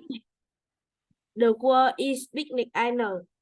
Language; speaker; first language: English; non-native, learner; Vietnamese